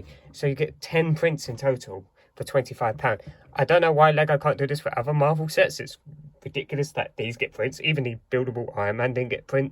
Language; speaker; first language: English; native; English